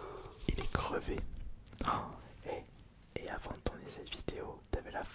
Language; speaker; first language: French; native; French